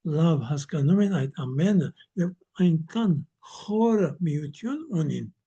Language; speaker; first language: Armenian; early bilingual, heritage; Armenian